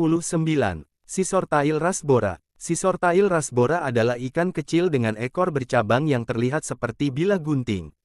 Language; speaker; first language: Indonesian; native; Indonesian